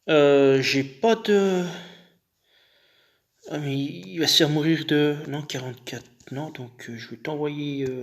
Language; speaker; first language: French; native; French